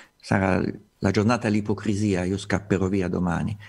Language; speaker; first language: Italian; native; Italian